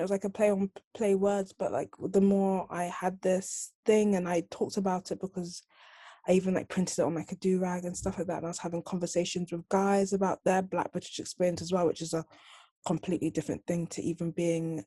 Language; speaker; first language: English; native; English